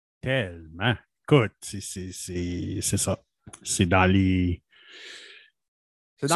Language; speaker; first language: French; native; French